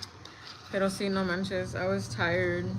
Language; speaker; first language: Spanish; non-native, learner; English